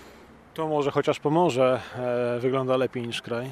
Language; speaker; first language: Polish; native; Polish